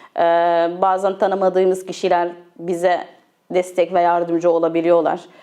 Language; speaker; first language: Turkish; non-native, fluent; Arabic